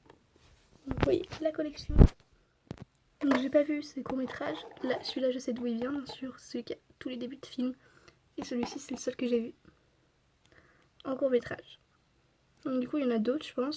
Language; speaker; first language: French; native; French